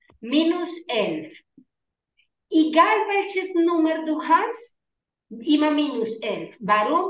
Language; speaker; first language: German; non-native, learner; Spanish